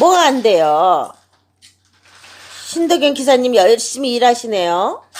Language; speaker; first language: Korean; native; Korean